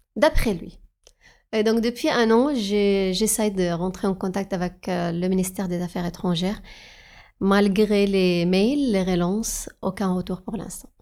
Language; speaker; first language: French; non-native, fluent; Arabic